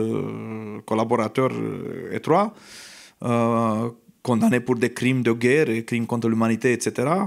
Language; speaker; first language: French; non-native, fluent; Romanian